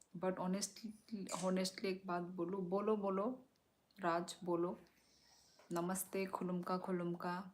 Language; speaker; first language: Hindi; non-native, local second language; Kok Borok